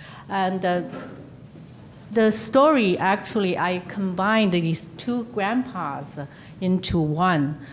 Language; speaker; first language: English; non-native, fluent; Chinese